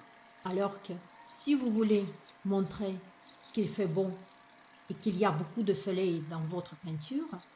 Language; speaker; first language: French; non-native, fluent; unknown